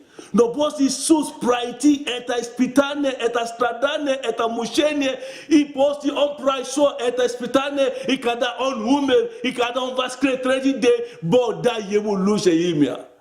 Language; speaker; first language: Russian; non-native, learner; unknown